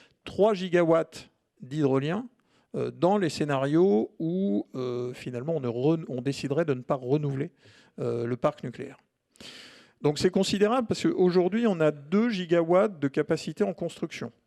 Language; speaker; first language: French; native; French